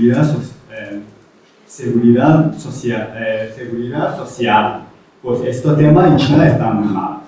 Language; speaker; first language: Spanish; non-native, fluent; Chinese